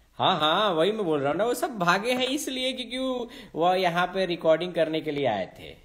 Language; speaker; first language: Hindi; native; Hindi